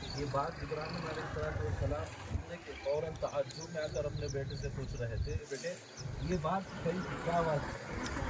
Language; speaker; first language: Urdu; native; Urdu